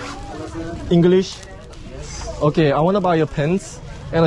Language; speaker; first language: English; non-native, learner; Korean